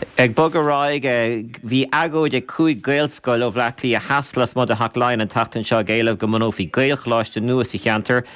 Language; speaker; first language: Irish; native; Irish